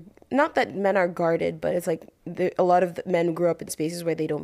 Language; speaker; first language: English; non-native, local second language; Yoruba